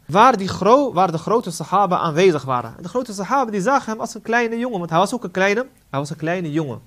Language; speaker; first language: Dutch; non-native, fluent; Arabic